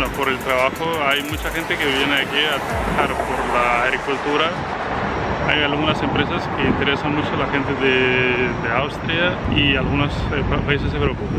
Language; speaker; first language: Spanish; non-native, fluent; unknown